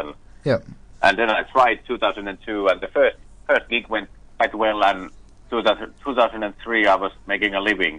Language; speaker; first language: English; non-native, fluent; Finnish